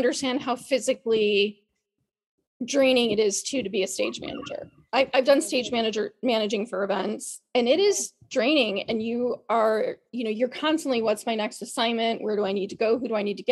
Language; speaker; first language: English; native; English